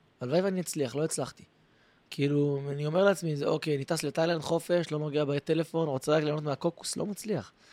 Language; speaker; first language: Hebrew; native; Hebrew